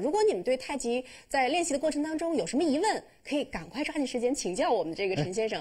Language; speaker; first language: Chinese; native; Chinese